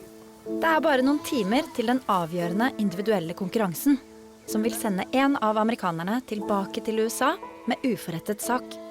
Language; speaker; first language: Norwegian; native; Norwegian